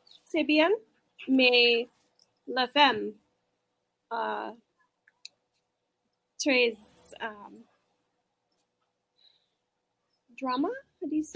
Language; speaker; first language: French; non-native, learner; English